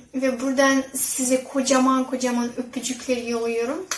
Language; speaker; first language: Turkish; non-native, fluent; Kazakh